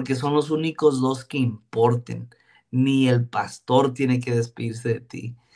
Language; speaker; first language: Spanish; native; Spanish